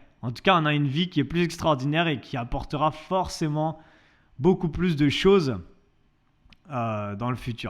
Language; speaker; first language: French; native; French